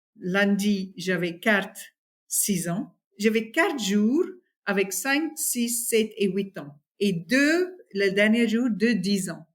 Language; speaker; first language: French; non-native, fluent; Afrikaans